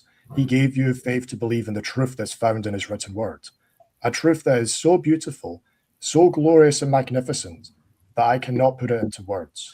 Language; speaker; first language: English; native; English